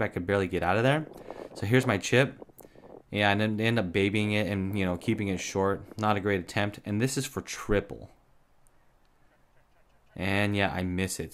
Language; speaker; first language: English; native; English